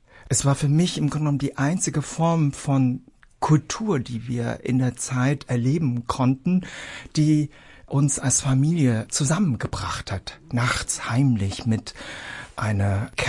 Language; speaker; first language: German; early bilingual, other home language; Vietnamese